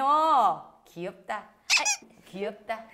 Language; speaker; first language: Korean; native; Korean